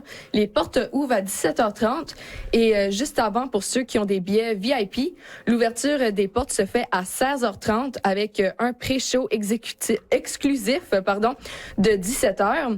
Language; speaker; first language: French; native; French